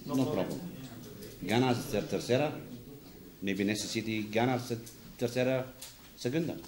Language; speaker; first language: Spanish; non-native, learner; English